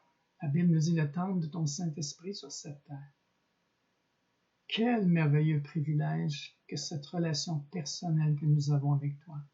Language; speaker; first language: French; native; French